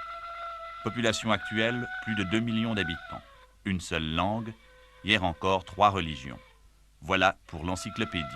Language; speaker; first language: French; native; French